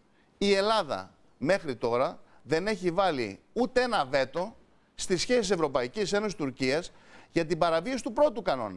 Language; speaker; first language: Greek; native; Greek